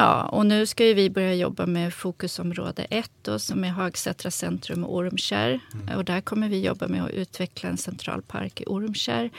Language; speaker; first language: Swedish; native; Swedish